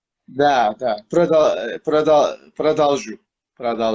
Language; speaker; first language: Russian; non-native, learner; Turkish